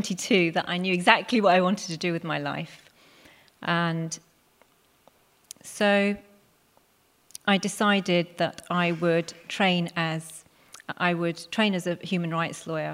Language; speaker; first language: English; non-native, local second language; Punjabi